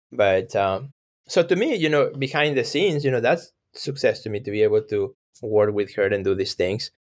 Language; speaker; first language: English; non-native, fluent; Spanish